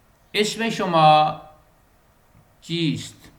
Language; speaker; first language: Persian; non-native, fluent; Urdu